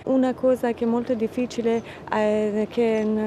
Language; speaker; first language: Italian; non-native, fluent; Persian